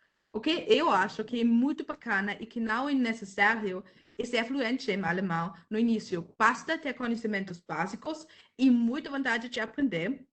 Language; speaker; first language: Portuguese; non-native, fluent; German